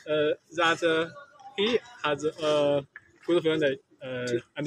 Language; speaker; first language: English; non-native, learner; Chinese